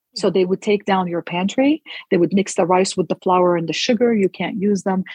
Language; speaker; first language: English; non-native, fluent; Arabic